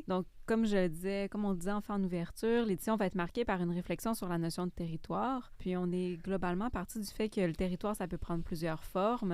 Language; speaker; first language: French; native; French